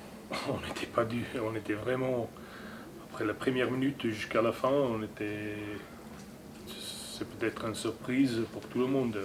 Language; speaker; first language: French; non-native, learner; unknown